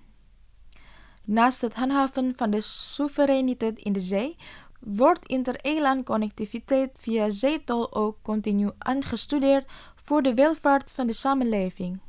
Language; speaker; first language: Dutch; non-native, fluent; Indonesian